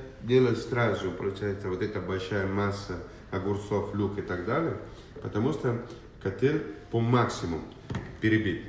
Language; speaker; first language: Russian; non-native, learner; Italian